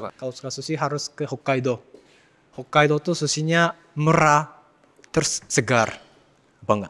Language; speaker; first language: Indonesian; non-native, fluent; Japanese